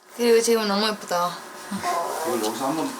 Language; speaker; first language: Korean; non-native, learner; Norwegian